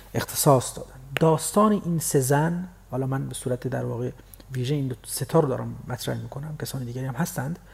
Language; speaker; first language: Persian; non-native, local second language; Baluchi